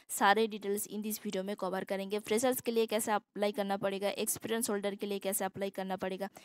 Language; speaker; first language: Hindi; non-native, local second language; Assamese